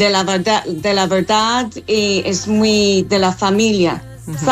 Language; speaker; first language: Spanish; non-native, fluent; English